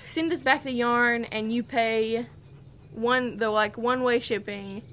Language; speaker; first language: English; native; English